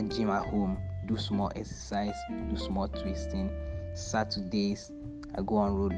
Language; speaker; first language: English; non-native, local second language; Igbo